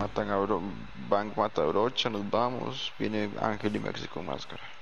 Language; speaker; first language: Spanish; native; Spanish